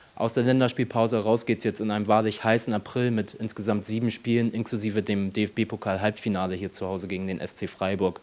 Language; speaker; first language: German; native; German